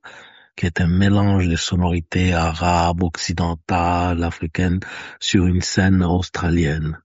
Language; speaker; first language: French; native; French